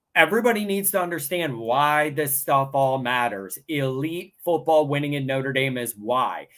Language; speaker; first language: English; native; English